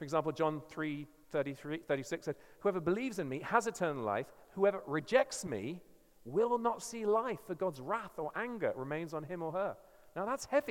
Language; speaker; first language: English; native; English